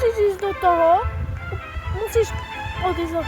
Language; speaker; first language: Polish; non-native, learner; Slovak